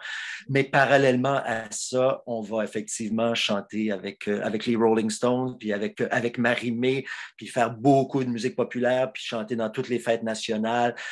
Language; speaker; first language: French; native; French